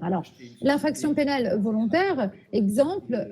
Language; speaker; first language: French; native; French